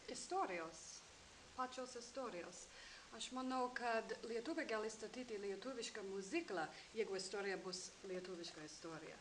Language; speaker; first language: Lithuanian; non-native, fluent; English